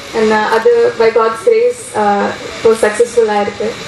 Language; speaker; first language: Tamil; non-native, fluent; Malayalam